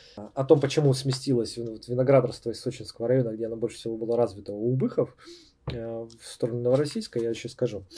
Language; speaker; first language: Russian; native; Russian